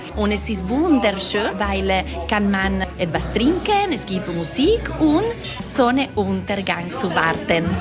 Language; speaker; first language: German; non-native, local second language; Italian